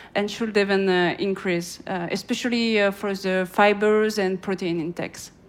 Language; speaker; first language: English; non-native, fluent; French